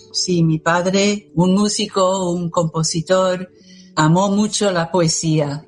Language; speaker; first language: Spanish; early bilingual, other home language; English